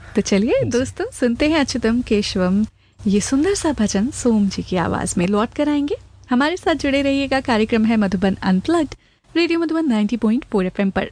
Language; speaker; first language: Hindi; native; Hindi